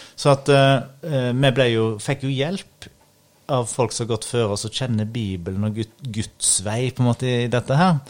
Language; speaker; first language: Norwegian; native; Norwegian